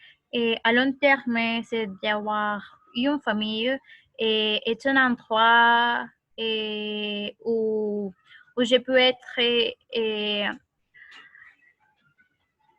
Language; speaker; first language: French; non-native, learner; Spanish